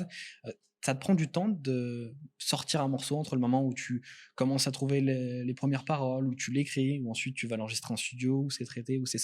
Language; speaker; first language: French; native; French